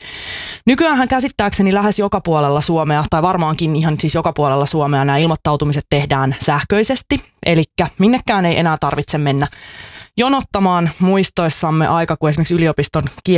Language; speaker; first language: Finnish; native; Finnish